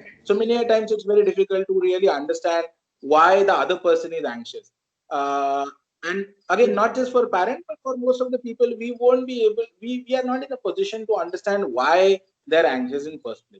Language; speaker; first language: English; non-native, local second language; Marathi